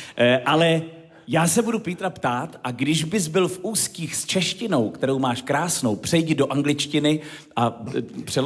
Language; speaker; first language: Czech; native; Czech